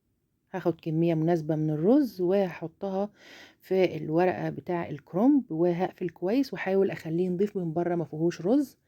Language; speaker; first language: Arabic; native; Arabic